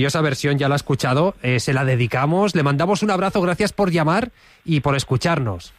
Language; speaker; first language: Spanish; native; Spanish